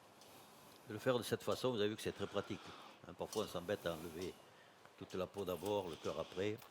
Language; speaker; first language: French; native; French